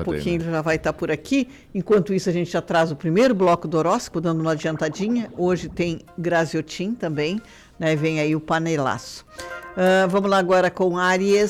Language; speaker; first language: Portuguese; native; Portuguese